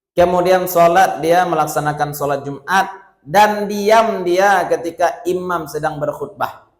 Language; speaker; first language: Malay; non-native, local second language; Minangkabau